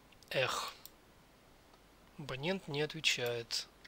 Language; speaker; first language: Russian; native; Russian